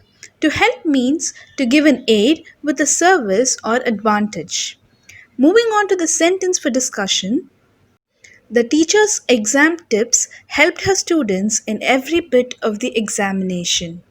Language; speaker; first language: English; non-native, local second language; Tamil